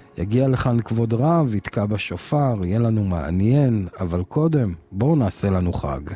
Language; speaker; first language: Hebrew; native; Hebrew